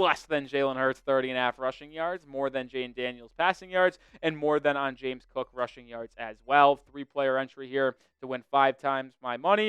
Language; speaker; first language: English; native; English